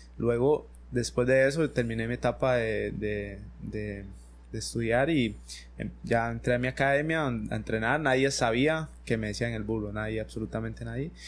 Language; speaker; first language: Spanish; native; Spanish